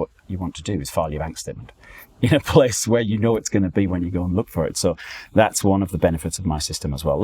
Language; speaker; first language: English; native; English